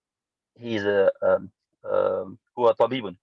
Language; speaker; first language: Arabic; non-native, learner; English